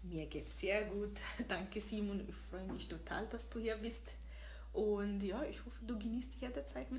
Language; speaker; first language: German; non-native, fluent; Arabic